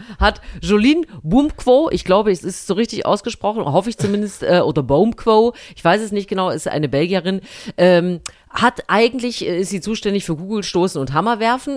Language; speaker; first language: German; native; German